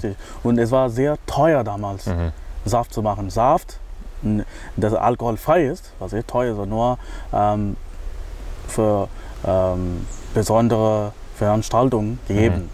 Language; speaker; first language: German; non-native, fluent; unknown